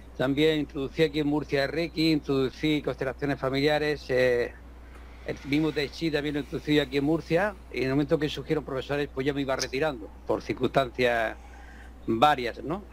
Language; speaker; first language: Spanish; native; Spanish